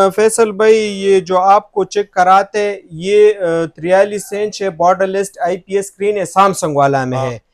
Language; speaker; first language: Urdu; non-native, local second language; Pashto